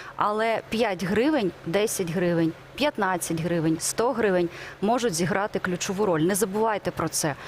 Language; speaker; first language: Ukrainian; native; Ukrainian